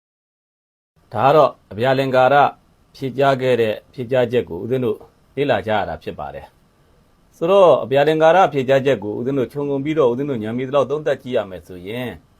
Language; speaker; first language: Burmese; native; Burmese